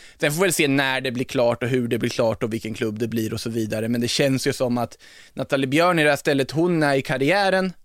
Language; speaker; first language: Swedish; native; Swedish